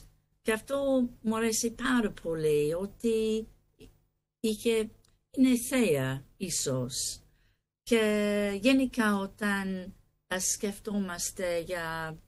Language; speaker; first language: Greek; non-native, learner; English